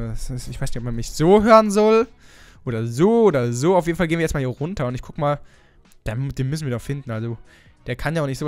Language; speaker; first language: German; native; German